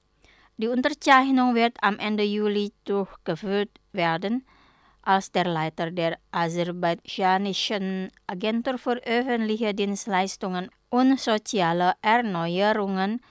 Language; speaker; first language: German; non-native, fluent; Indonesian